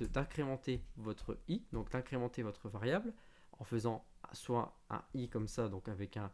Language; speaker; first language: French; native; French